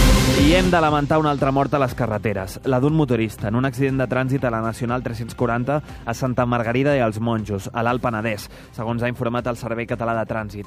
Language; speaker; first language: Catalan; native; Catalan